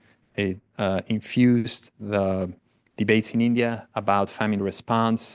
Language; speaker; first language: English; non-native, fluent; Italian